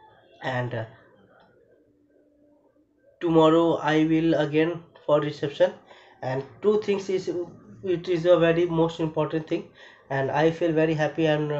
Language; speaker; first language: English; non-native, learner; Bangla